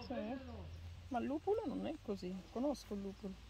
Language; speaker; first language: Italian; non-native, learner; Arabic